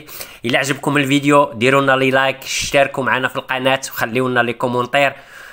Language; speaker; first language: Arabic; native; Arabic